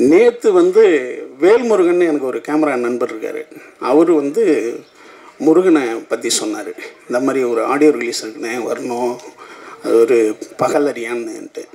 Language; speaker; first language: Tamil; native; Tamil